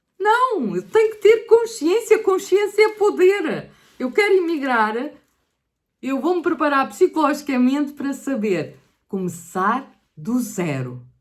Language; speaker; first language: Portuguese; native; Portuguese